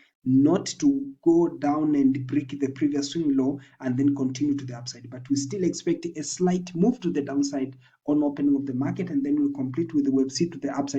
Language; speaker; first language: English; non-native, local second language; Swahili